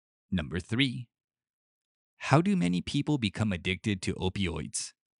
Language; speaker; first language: English; early bilingual, other home language; Japanese